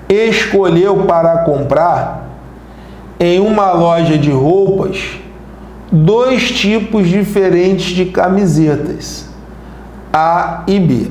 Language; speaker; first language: Portuguese; native; Portuguese